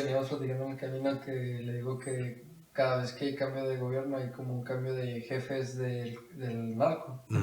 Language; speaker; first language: Spanish; native; Spanish